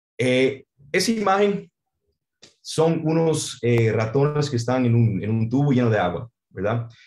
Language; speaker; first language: Spanish; early bilingual, heritage; Spanish